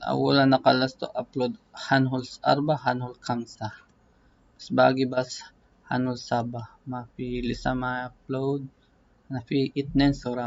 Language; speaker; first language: Arabic; non-native, learner; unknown